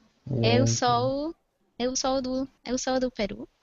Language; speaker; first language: Portuguese; non-native, learner; Spanish